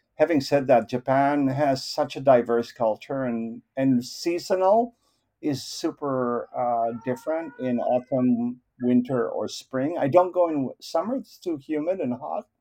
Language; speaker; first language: English; non-native, local second language; Filipino